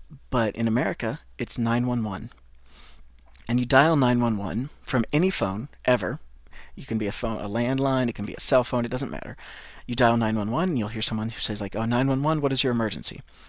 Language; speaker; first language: English; native; English